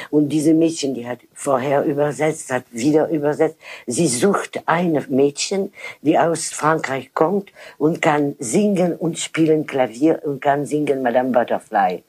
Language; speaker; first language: German; non-native, fluent; French